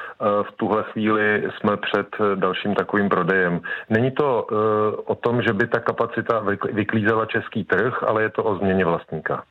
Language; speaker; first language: Czech; native; Czech